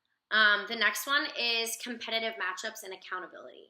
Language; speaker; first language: English; native; English